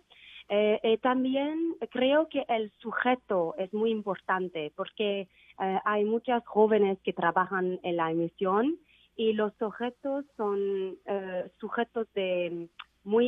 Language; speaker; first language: Spanish; non-native, learner; Vietnamese